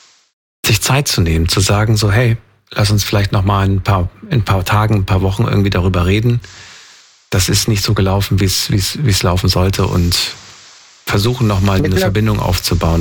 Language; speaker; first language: German; native; German